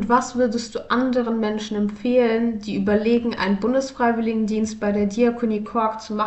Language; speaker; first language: German; native; German